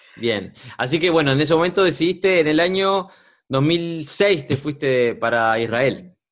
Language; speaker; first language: Spanish; native; Spanish